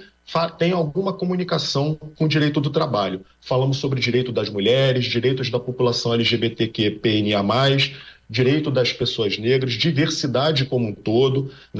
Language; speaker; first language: Portuguese; native; Portuguese